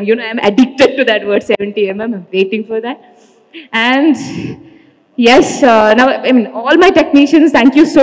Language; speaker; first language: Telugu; non-native, learner; Malayalam